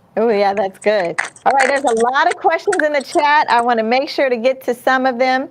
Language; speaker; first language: English; native; English